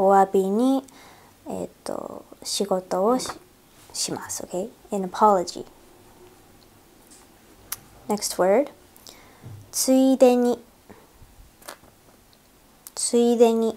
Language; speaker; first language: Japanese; non-native, fluent; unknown